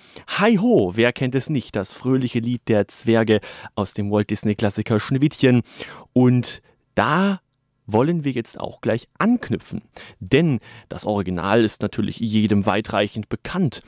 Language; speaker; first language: German; native; German